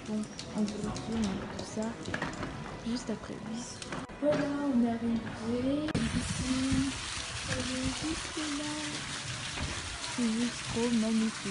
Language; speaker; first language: French; native; French